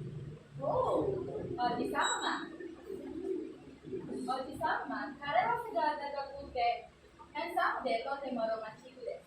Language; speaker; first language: Japanese; non-native, learner; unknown